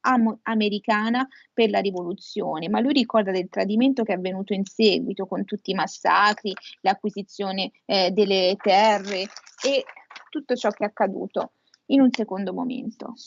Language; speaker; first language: Italian; native; Italian